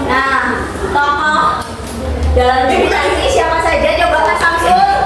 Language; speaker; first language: Indonesian; native; Indonesian